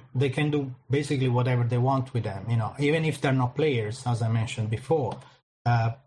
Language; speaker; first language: English; non-native, fluent; Italian